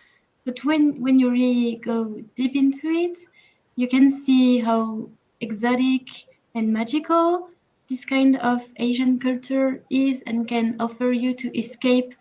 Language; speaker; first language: English; non-native, learner; French